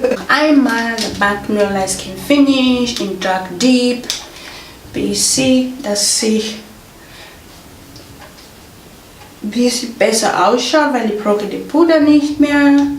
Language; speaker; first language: German; non-native, fluent; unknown